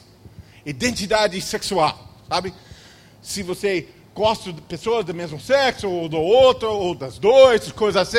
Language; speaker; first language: Portuguese; non-native, fluent; English